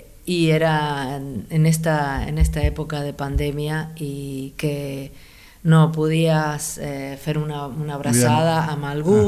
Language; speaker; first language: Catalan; non-native, learner; Spanish